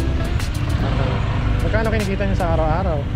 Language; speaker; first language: Filipino; native; Filipino